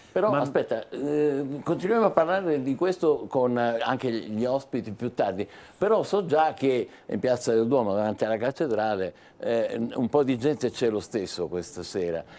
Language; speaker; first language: Italian; native; Italian